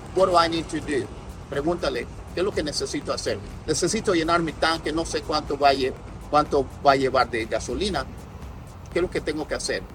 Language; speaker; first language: Spanish; native; Spanish